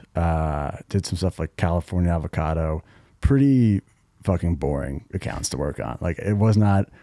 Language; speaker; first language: English; native; English